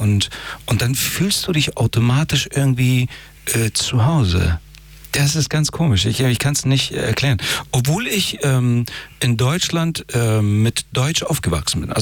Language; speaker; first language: German; early bilingual, other home language; Persian